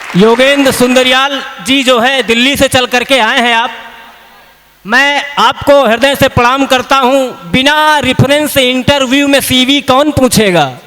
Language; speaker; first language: Hindi; native; Hindi